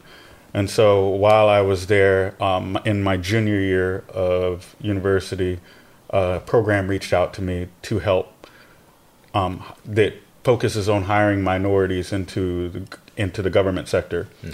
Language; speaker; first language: English; native; English